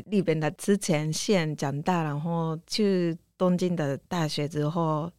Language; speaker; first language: Chinese; non-native, fluent; Japanese